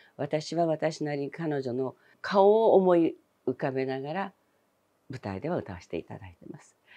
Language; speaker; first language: Japanese; early bilingual, other home language; Chinese